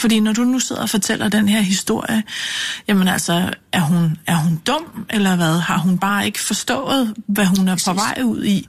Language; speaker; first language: Danish; native; Danish